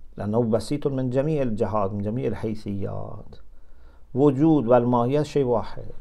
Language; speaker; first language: Arabic; non-native, fluent; Persian